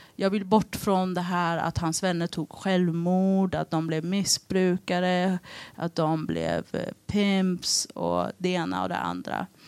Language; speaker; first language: Swedish; early bilingual, other home language; Tigrinya